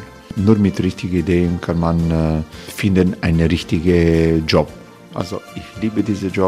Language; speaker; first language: German; non-native, fluent; Croatian